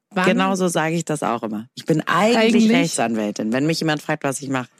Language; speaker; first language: German; native; German